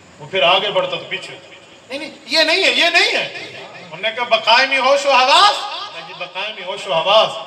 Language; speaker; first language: Urdu; non-native, local second language; Punjabi